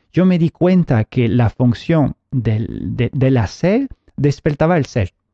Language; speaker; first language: Spanish; early bilingual, heritage; Spanish